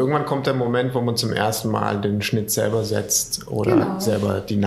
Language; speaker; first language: German; native; German